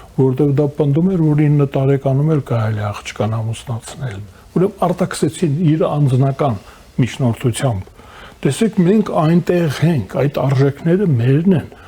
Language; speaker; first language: Armenian; native; Armenian